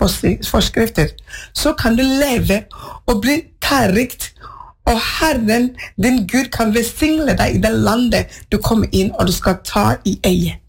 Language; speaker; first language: Norwegian; non-native, fluent; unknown